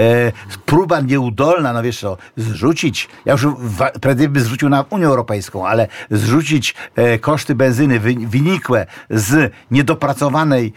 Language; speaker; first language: Polish; native; Polish